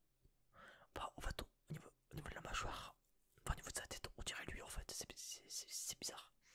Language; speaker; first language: French; native; French